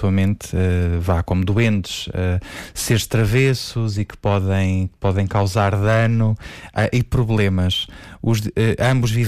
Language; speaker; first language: Portuguese; native; Portuguese